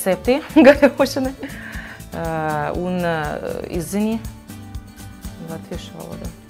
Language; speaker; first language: Latvian; non-native, learner; Russian